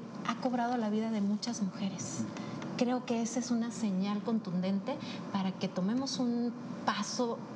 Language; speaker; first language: Spanish; native; Spanish